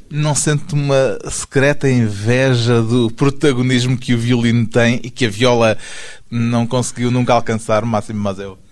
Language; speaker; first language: Portuguese; native; Portuguese